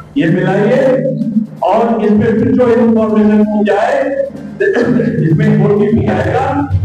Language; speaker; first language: Hindi; native; Hindi